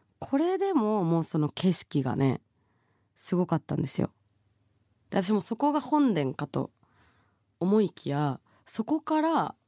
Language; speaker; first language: Japanese; early bilingual, other home language; Bangla